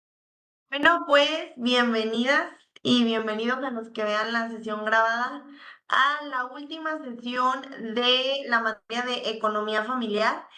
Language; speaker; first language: Spanish; native; Spanish